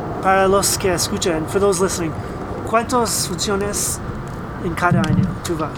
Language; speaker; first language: Spanish; non-native, learner; English